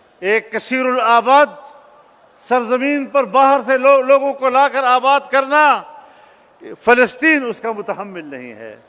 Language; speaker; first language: Urdu; non-native, local second language; Pashto